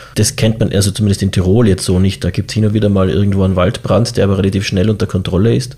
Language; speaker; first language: German; native; German